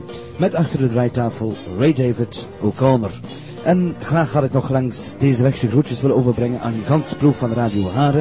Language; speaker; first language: Dutch; native; Dutch